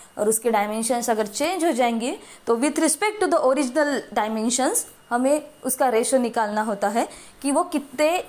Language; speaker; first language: Hindi; non-native, local second language; Marathi